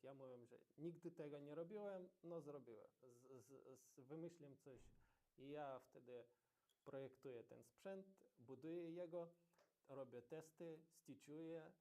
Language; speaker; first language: Polish; non-native, learner; Ukrainian